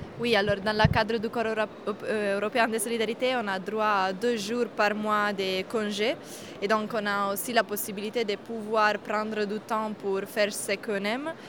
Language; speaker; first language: French; non-native, fluent; Italian